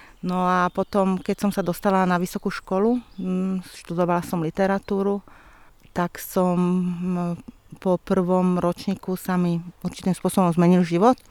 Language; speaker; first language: Slovak; non-native, local second language; Hungarian